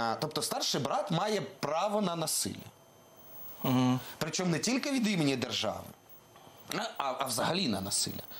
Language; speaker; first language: Ukrainian; non-native, local second language; Russian